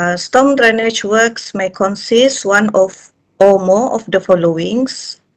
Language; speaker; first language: English; non-native, local second language; Malay